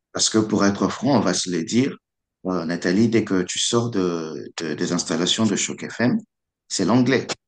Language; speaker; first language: French; non-native, local second language; Lingala